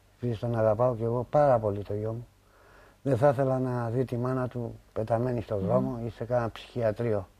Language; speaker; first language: Greek; native; Greek